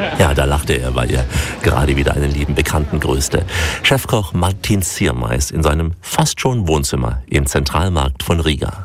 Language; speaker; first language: German; native; German